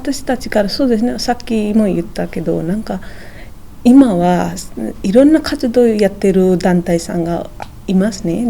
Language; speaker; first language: Japanese; non-native, fluent; Nepali